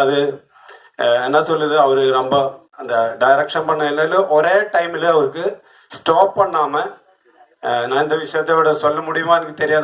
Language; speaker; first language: Tamil; non-native, learner; Malayalam